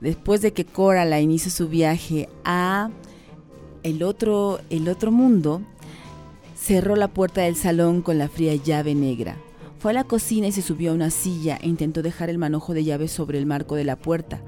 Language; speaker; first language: Spanish; native; Spanish